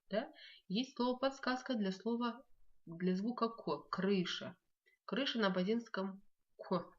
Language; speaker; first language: Russian; non-native, local second language; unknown